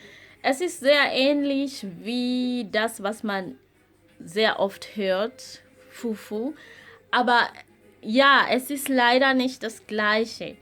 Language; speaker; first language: German; non-native, fluent; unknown